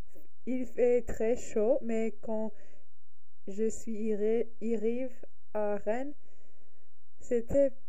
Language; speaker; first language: French; non-native, learner; English